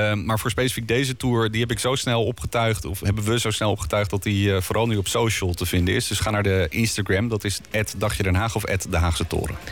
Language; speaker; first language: Dutch; native; Dutch